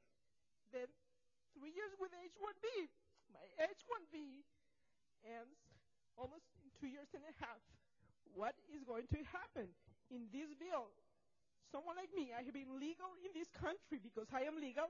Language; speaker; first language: English; non-native, fluent; Russian